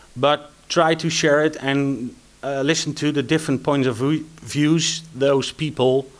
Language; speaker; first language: English; non-native, fluent; Dutch